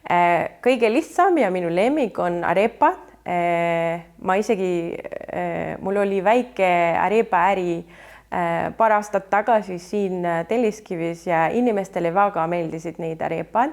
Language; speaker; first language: Estonian; non-native, fluent; Spanish